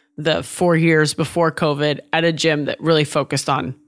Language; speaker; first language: English; native; English